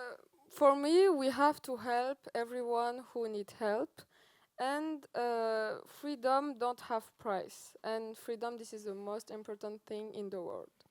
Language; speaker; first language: English; non-native, learner; Persian